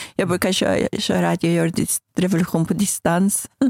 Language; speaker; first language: Swedish; non-native, fluent; Persian